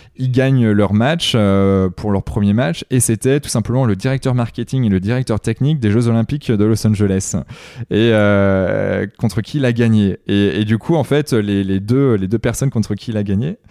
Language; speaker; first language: French; native; French